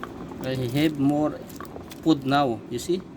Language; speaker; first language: English; non-native, learner; Filipino